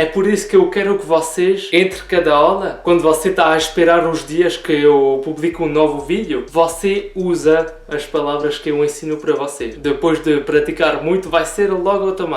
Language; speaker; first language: Portuguese; early bilingual, heritage; Portuguese